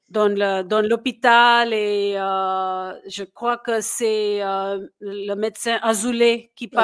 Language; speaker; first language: French; non-native, fluent; English